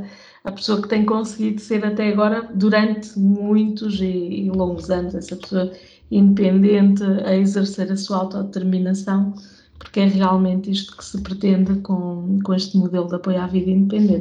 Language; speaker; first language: Portuguese; native; Portuguese